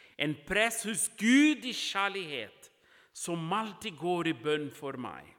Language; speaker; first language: Norwegian; non-native, fluent; Portuguese